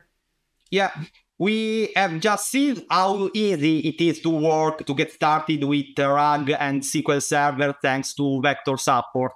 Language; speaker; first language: English; non-native, fluent; Italian